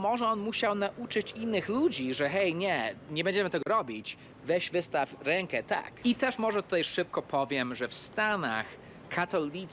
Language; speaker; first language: Polish; early bilingual, heritage; Polish